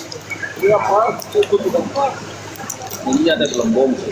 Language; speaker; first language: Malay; non-native, local second language; Hakka Chinese